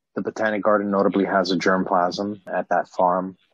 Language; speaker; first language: English; native; English